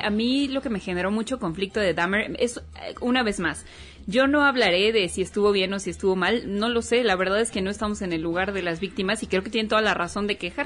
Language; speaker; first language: Spanish; native; Spanish